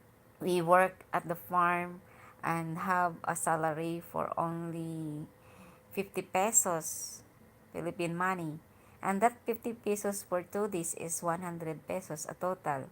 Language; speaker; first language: English; non-native, learner; Hiligaynon